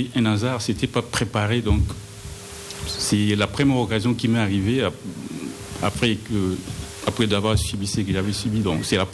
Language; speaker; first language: French; non-native, local second language; Lingala